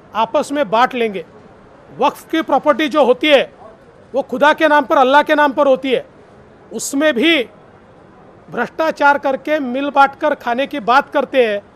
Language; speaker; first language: Hindi; non-native, local second language; Marathi